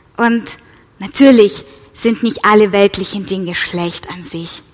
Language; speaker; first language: German; non-native, fluent; Russian